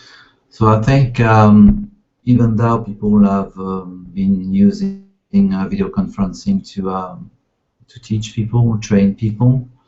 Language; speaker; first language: English; non-native, fluent; French